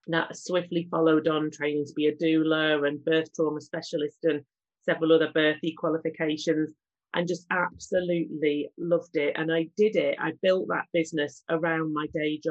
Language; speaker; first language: English; native; English